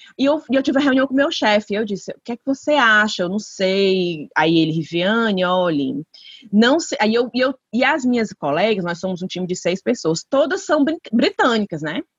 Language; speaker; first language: Portuguese; native; Portuguese